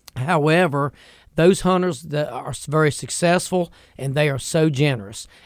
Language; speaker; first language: English; native; English